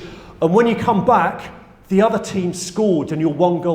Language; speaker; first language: English; native; English